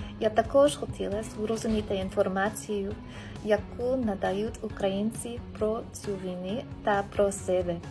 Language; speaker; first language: Ukrainian; non-native, learner; English